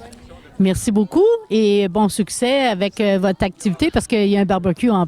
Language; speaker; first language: French; native; French